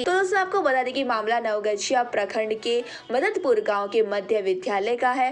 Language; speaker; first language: Hindi; native; Hindi